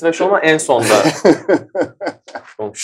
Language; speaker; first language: Turkish; native; Turkish